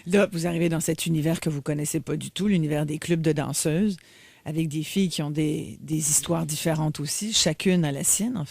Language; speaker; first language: French; native; French